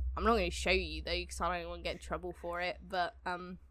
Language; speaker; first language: English; native; English